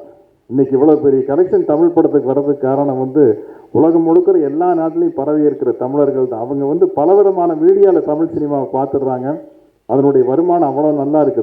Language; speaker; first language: Tamil; native; Tamil